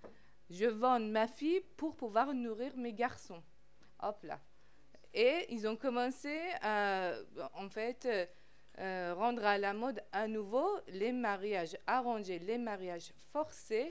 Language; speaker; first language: French; non-native, fluent; Persian